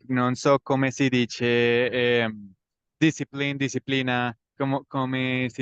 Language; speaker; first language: Italian; non-native, learner; Spanish